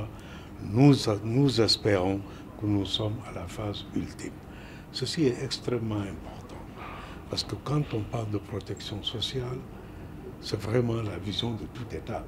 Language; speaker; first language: French; non-native, local second language; Wolof